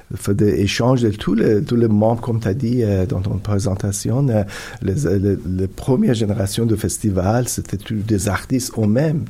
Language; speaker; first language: French; non-native, fluent; Persian